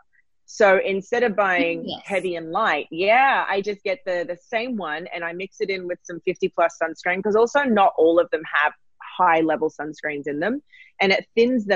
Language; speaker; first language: English; native; English